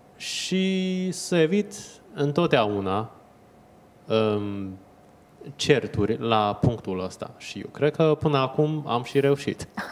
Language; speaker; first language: Romanian; non-native, fluent; Chinese